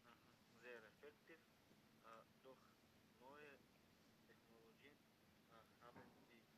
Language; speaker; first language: German; non-native, learner; Macedonian